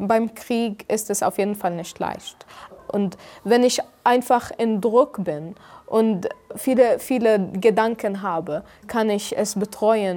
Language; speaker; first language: German; non-native, fluent; Arabic